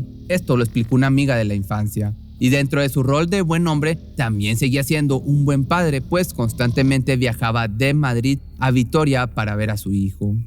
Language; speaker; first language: Spanish; native; Spanish